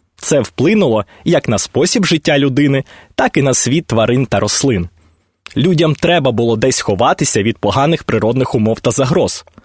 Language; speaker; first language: Ukrainian; native; Ukrainian